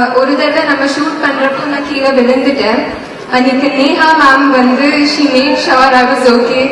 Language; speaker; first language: Tamil; non-native, learner; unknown